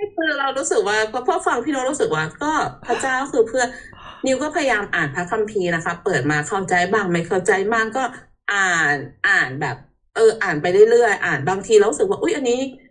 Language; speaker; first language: Thai; early bilingual, heritage; Thai